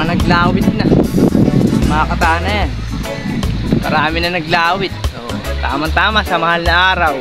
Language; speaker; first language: Filipino; native; Filipino